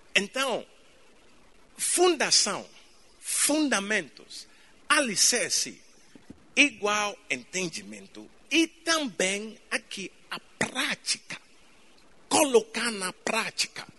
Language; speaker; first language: Portuguese; non-native, fluent; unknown